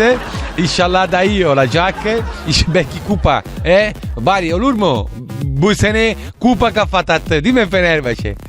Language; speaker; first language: Turkish; non-native, learner; Italian